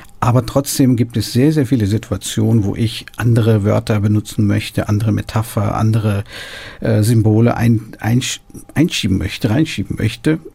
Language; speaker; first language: German; early bilingual, other home language; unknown